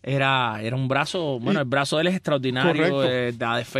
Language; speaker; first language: Spanish; native; Spanish